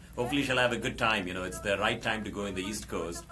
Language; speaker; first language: English; non-native, local second language; Hindi